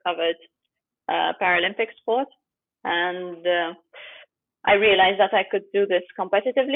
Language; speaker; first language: English; non-native, fluent; Ukrainian